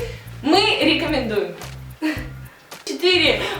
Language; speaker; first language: Russian; native; Russian